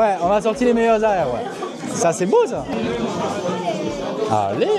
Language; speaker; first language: French; native; French